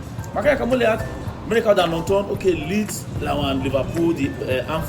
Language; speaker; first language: Indonesian; non-native, fluent; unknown